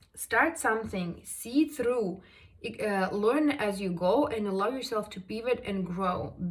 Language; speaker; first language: English; non-native, fluent; Russian